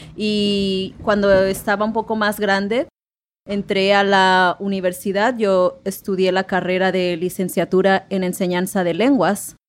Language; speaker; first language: Spanish; native; Spanish